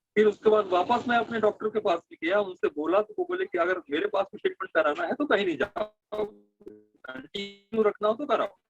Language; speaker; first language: Hindi; native; Hindi